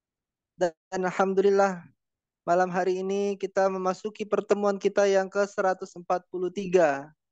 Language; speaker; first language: Indonesian; native; Indonesian